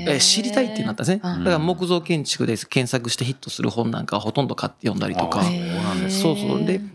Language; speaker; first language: Japanese; native; Japanese